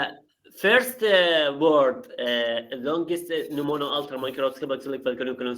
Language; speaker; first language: English; non-native, learner; Arabic